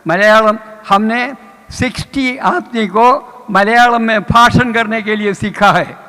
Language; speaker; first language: Hindi; non-native, local second language; Malayalam